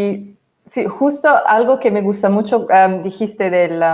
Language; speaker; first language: Spanish; non-native, fluent; English